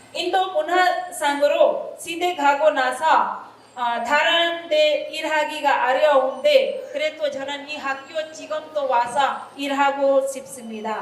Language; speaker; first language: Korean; non-native, learner; Hindi